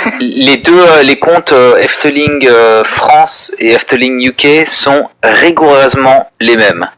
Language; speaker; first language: French; native; French